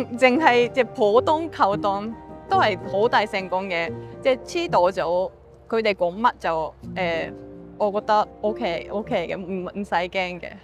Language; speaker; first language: Cantonese; non-native, fluent; Japanese